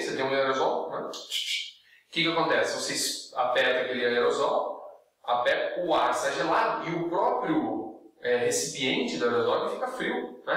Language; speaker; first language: Portuguese; native; Portuguese